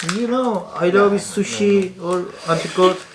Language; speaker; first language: English; non-native, learner; Turkish